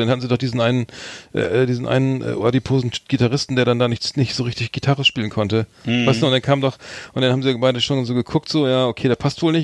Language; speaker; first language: German; native; German